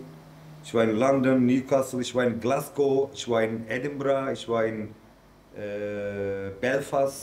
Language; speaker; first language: German; non-native, learner; Turkish